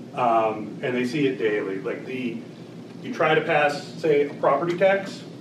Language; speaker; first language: English; native; English